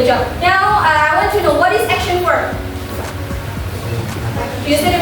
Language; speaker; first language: English; non-native, learner; Indonesian